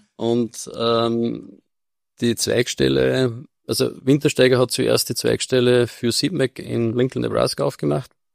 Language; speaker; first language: German; native; German